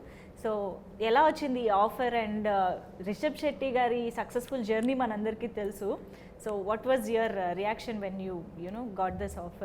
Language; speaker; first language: Telugu; native; Telugu